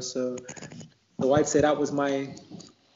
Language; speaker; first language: English; native; English